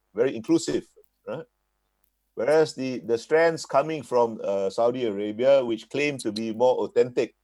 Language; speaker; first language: English; native; English